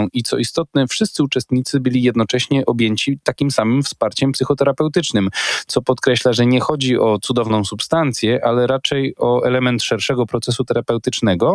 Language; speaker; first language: Polish; native; Polish